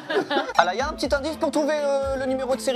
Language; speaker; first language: French; native; French